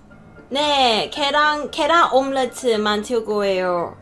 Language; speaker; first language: Korean; non-native, learner; Cantonese